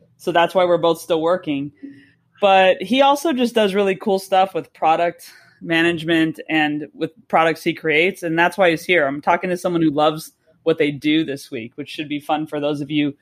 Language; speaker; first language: English; native; English